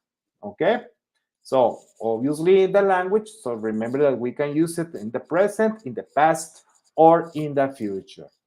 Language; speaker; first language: English; non-native, fluent; Spanish